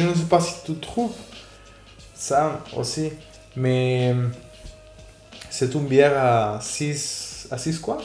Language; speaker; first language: French; non-native, fluent; Spanish